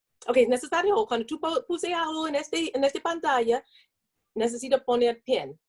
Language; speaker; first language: Spanish; non-native, learner; English